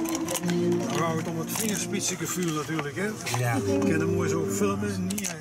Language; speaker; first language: Dutch; native; Dutch